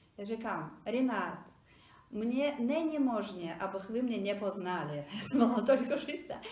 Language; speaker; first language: Czech; non-native, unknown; Tatar